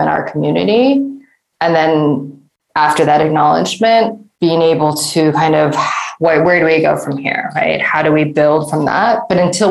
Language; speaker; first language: English; native; English